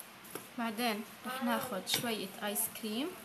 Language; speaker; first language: Arabic; native; Arabic